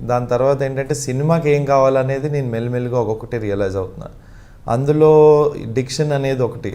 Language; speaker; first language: Telugu; non-native, local second language; Malayalam